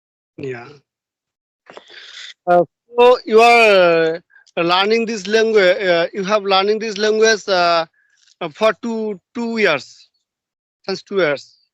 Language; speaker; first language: English; non-native, learner; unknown